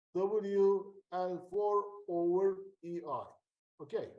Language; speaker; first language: English; non-native, fluent; Turkish